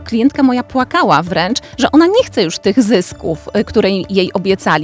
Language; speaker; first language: Polish; native; Polish